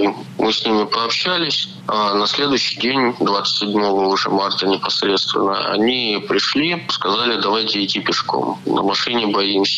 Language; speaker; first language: Russian; native; Russian